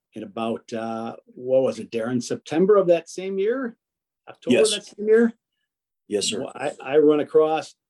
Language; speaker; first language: English; early bilingual, other home language; Italian